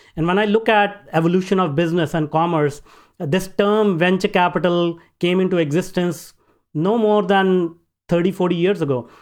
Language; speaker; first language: English; non-native, local second language; Hindi